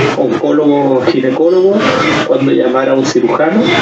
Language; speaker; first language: Spanish; native; Spanish